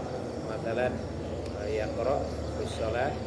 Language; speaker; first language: Arabic; non-native, fluent; Indonesian